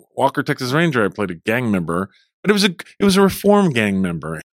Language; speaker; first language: English; early bilingual, other home language; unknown